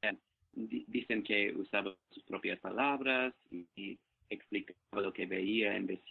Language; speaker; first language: Spanish; non-native, fluent; English